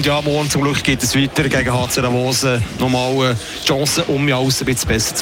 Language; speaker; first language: German; native; German